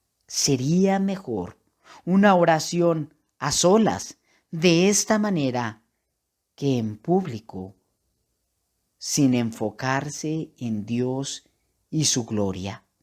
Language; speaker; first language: Spanish; native; Spanish